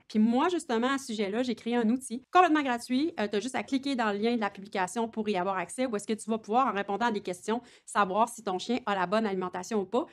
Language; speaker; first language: French; native; French